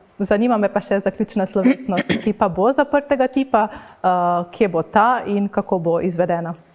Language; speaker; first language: Slovenian; native; Slovenian